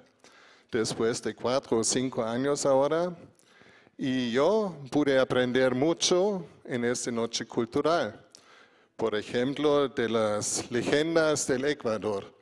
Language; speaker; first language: Spanish; non-native, fluent; German